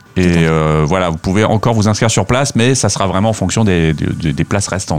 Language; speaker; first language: French; native; French